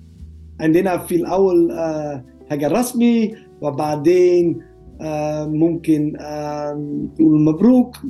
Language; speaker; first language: Arabic; non-native, learner; Dutch